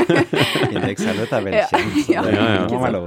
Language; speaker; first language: Norwegian; native; Norwegian